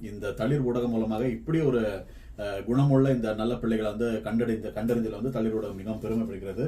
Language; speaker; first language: Tamil; native; Tamil